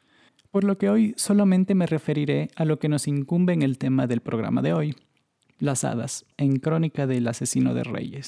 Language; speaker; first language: Spanish; native; Spanish